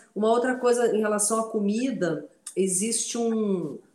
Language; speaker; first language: Portuguese; non-native, local second language; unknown